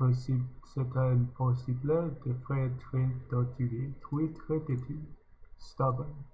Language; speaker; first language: French; non-native, learner; English